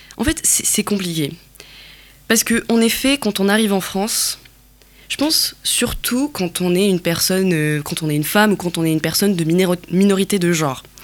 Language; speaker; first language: French; non-native, local second language; Kabyle